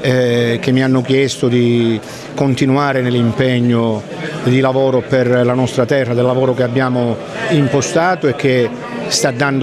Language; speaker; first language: Italian; native; Italian